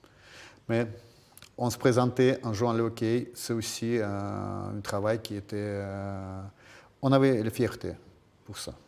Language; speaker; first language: French; non-native, fluent; Russian